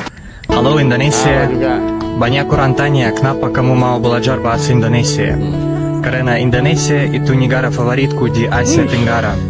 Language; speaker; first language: Indonesian; non-native, learner; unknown